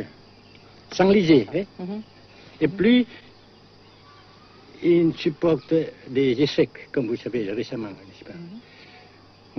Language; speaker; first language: French; non-native, local second language; Vietnamese